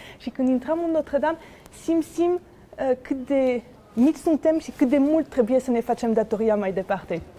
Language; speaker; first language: Romanian; non-native, fluent; French